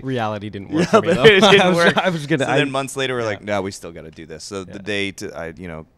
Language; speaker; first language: English; native; English